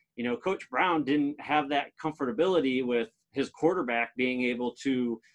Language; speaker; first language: English; native; English